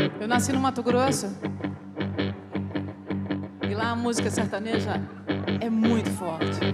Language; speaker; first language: Portuguese; native; Portuguese